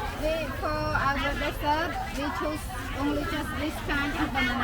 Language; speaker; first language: English; non-native, learner; Khmer